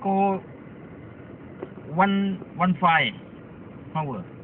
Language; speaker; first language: English; non-native, learner; Thai